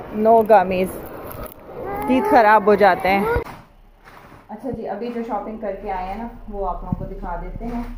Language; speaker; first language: Urdu; native; Urdu